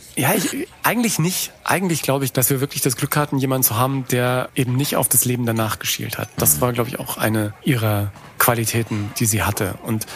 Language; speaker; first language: German; native; German